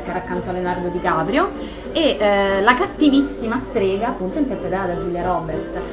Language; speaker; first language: Italian; native; Italian